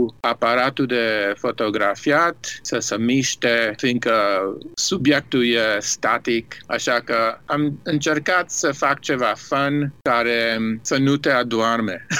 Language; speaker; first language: Romanian; early bilingual, heritage; Romanian